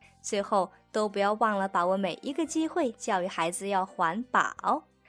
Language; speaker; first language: Chinese; native; Chinese